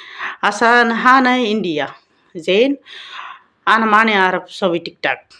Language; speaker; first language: Arabic; non-native, learner; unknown